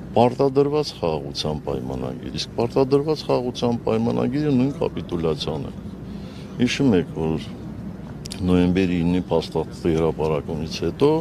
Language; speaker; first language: Armenian; native; Armenian